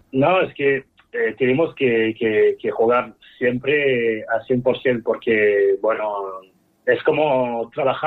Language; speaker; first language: Spanish; non-native, fluent; French